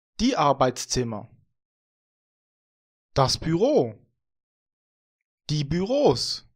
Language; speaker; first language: German; non-native, fluent; Vietnamese